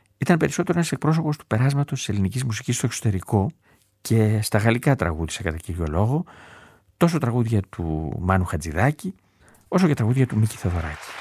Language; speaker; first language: Greek; native; Greek